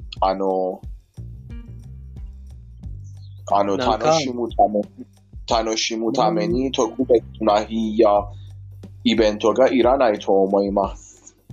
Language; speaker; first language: Japanese; non-native, fluent; Persian